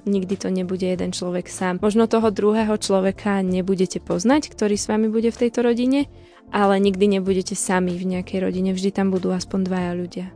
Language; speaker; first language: Slovak; native; Slovak